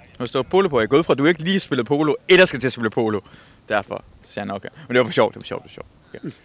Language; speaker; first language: Danish; non-native, fluent; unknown